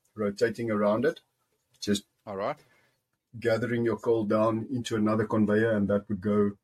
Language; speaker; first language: English; non-native, local second language; Afrikaans